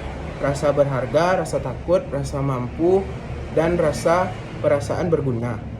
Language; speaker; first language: Indonesian; native; Indonesian